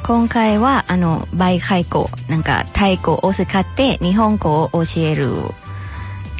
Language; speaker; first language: Japanese; non-native, fluent; Thai